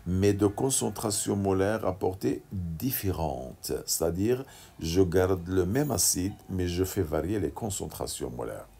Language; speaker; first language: French; non-native, local second language; Arabic